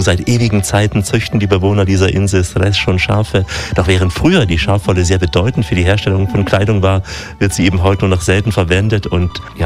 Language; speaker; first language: German; native; German